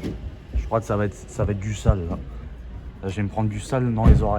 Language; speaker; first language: French; native; French